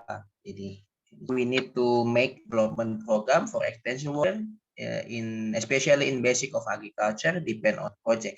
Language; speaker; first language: English; non-native, learner; Indonesian